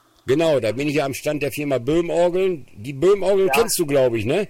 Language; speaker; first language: German; native; German